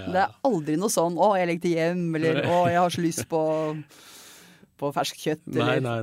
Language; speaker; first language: Norwegian; native; Norwegian